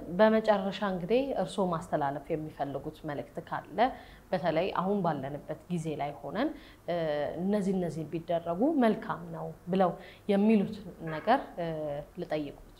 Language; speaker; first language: Amharic; native; Amharic